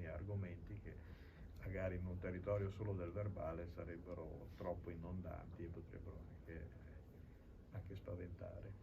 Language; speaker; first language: Italian; native; Italian